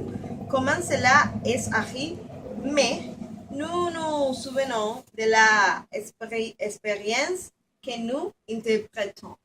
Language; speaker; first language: French; non-native, learner; Spanish